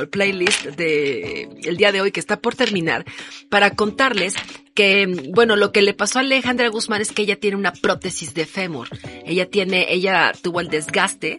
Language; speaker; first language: Spanish; native; Spanish